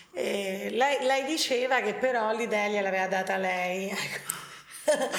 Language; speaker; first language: Italian; native; Italian